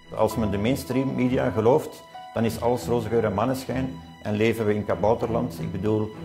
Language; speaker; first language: Dutch; native; Dutch